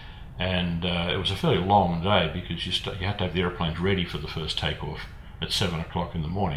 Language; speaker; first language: English; native; English